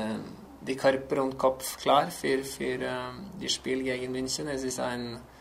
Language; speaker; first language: German; non-native, learner; Norwegian